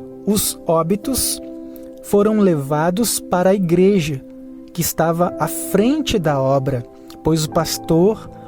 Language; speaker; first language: Portuguese; native; Portuguese